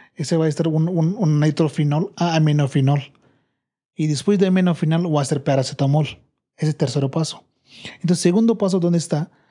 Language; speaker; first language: Spanish; non-native, learner; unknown